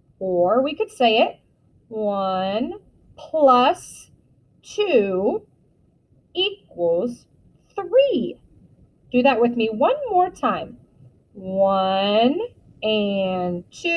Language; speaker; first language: English; native; English